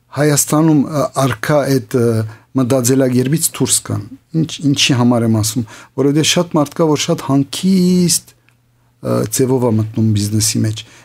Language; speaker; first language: Armenian; early bilingual, heritage; Armenian